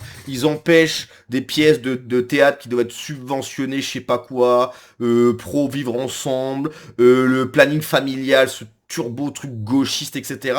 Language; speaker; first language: French; native; French